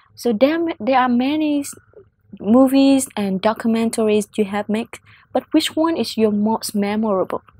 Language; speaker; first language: English; non-native, learner; Vietnamese